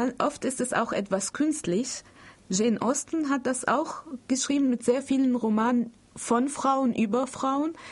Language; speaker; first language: German; non-native, fluent; Arabic